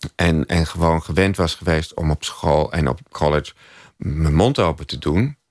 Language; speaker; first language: Dutch; native; Dutch